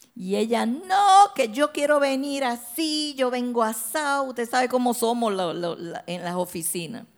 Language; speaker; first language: Spanish; native; Spanish